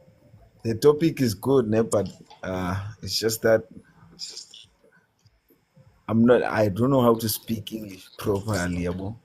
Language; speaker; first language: English; non-native, learner; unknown